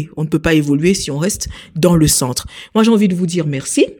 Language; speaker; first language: French; native; French